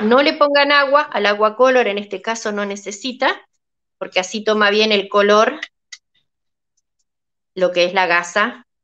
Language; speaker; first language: Spanish; native; Spanish